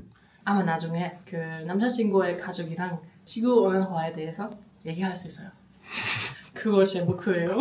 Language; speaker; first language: Korean; non-native, learner; German